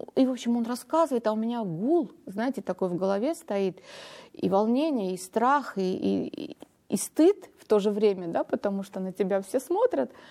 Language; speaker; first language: Russian; non-native, local second language; Armenian